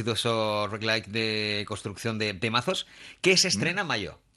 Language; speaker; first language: Spanish; native; Spanish